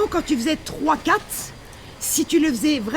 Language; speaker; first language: French; native; French